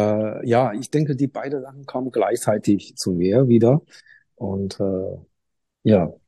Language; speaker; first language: German; non-native, learner; Chinese